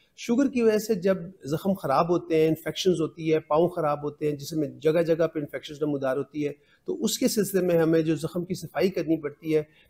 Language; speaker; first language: Urdu; non-native, local second language; Punjabi